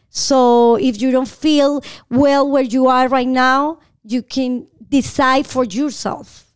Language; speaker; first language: English; non-native, learner; Spanish